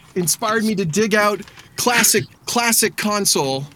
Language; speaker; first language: English; native; English